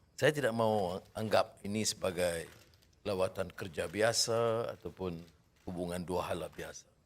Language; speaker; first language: Malay; native; Malay